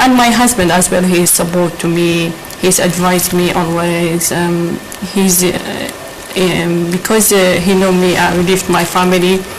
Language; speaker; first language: English; non-native, learner; Arabic